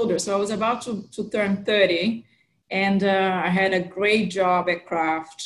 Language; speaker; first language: English; non-native, fluent; Portuguese